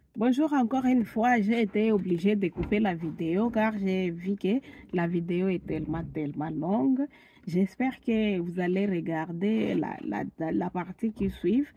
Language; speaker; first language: French; non-native, local second language; Swahili